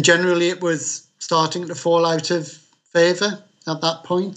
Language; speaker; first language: English; native; English